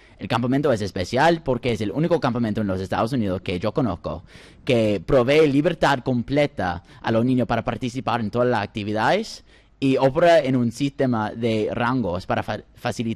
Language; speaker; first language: Spanish; non-native, fluent; English